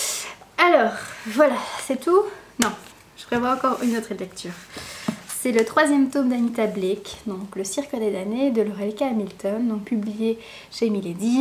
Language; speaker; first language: French; native; French